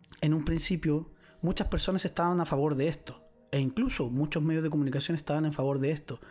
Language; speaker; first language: Spanish; native; Spanish